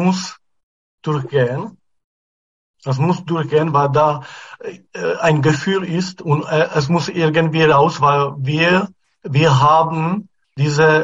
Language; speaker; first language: German; non-native, fluent; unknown